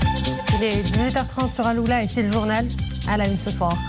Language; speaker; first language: French; non-native, local second language; Arabic